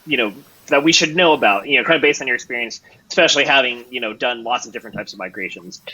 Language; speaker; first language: English; native; English